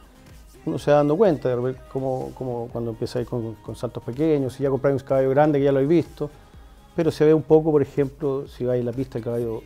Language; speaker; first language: Spanish; native; Spanish